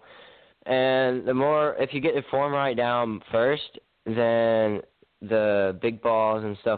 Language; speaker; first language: English; native; English